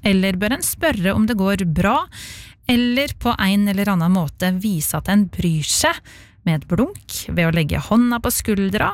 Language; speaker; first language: Norwegian; native; Norwegian